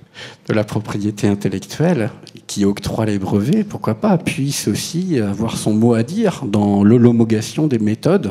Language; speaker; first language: French; native; French